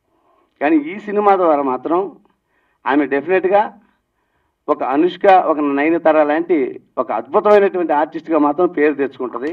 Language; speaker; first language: Telugu; native; Telugu